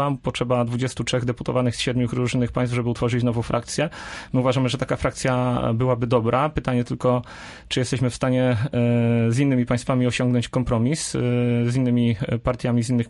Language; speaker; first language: Polish; native; Polish